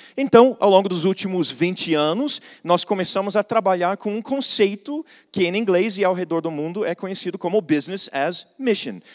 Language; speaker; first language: Portuguese; non-native, fluent; English